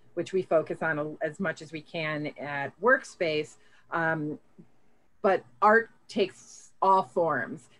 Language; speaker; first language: English; native; English